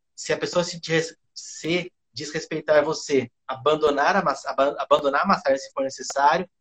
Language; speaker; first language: Portuguese; early bilingual, other home language; Japanese